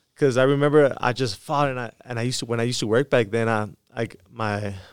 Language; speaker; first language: English; early bilingual, other home language; Spanish